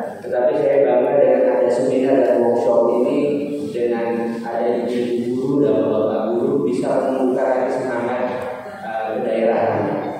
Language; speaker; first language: Indonesian; native; Indonesian